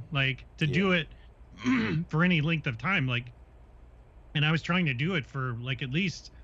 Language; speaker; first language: English; native; English